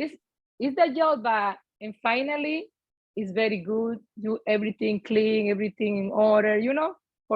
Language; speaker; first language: English; non-native, learner; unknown